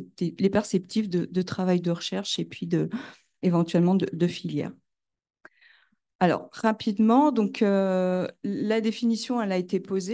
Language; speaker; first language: French; native; French